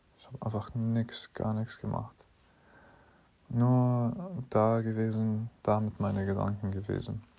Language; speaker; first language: German; non-native, fluent; English